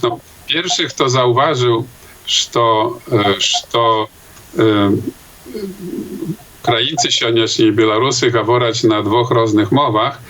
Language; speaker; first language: Polish; non-native, local second language; Belarusian